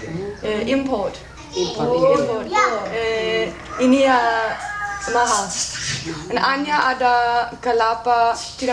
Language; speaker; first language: Indonesian; non-native, learner; Danish